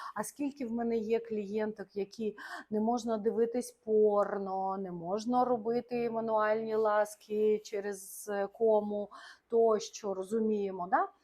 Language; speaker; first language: Ukrainian; non-native, local second language; Russian